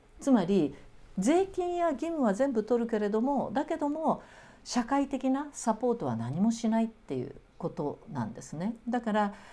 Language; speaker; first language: Japanese; native; Japanese